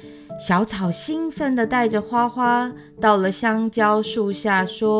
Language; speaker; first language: Chinese; native; Chinese